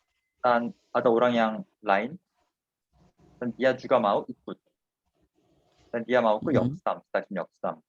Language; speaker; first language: Indonesian; non-native, fluent; Korean